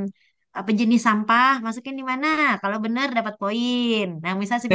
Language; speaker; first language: Indonesian; native; Indonesian